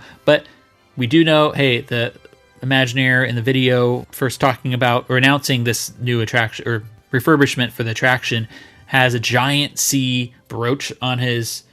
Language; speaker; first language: English; native; English